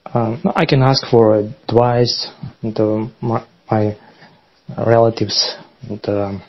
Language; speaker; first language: English; non-native, learner; Russian